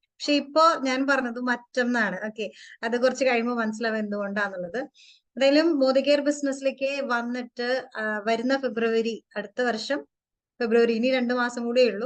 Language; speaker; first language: Malayalam; early bilingual, heritage; Malayalam